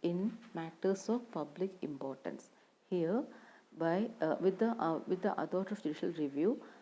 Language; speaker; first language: English; non-native, local second language; Malayalam